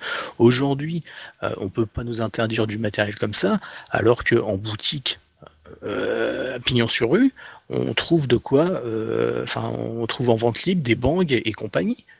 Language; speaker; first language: French; native; French